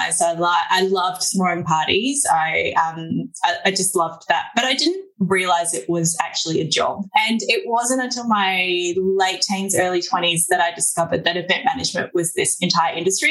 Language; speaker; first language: English; native; English